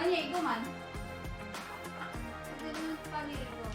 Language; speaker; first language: Korean; non-native, learner; Filipino